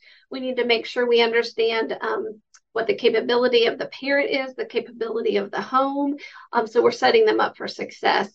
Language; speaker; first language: English; native; English